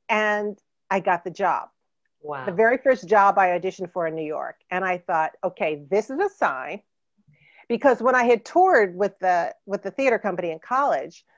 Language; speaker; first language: English; native; English